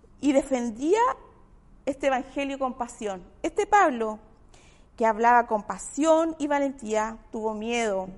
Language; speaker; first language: Spanish; native; Spanish